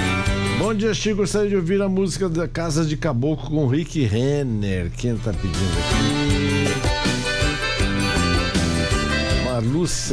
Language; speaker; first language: Portuguese; native; Portuguese